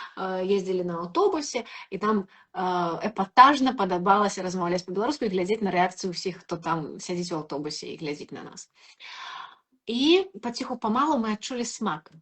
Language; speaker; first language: Belarusian; non-native, local second language; Russian